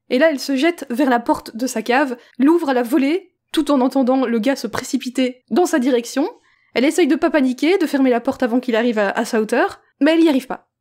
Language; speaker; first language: French; native; French